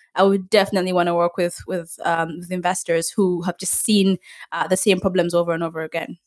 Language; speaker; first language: English; non-native, local second language; Ganda